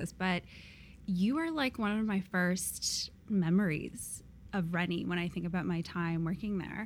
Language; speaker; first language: English; native; English